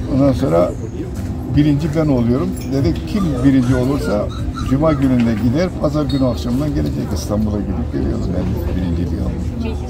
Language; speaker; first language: Turkish; non-native, local second language; Zaza